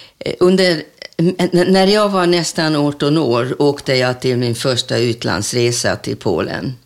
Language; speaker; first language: Swedish; non-native, fluent; Hungarian